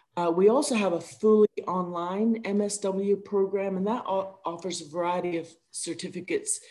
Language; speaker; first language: English; native; English